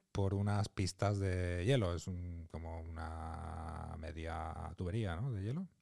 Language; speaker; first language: Spanish; native; Spanish